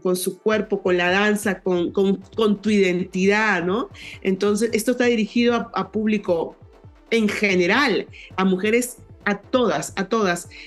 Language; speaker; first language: Spanish; native; Spanish